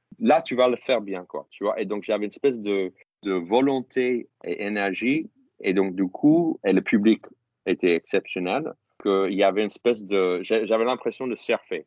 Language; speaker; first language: French; non-native, fluent; English